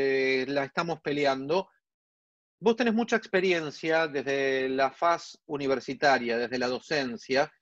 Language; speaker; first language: Spanish; native; Spanish